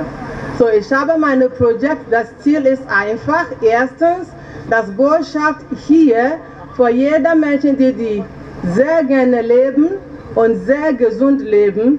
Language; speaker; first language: German; non-native, fluent; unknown